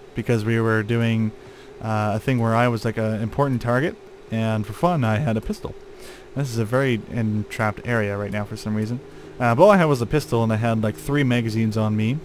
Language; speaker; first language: English; native; English